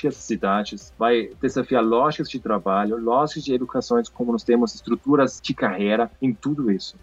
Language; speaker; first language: Portuguese; non-native, fluent; German